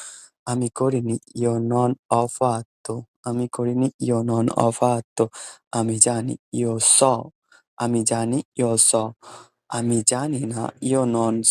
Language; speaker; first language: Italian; non-native, fluent; Bangla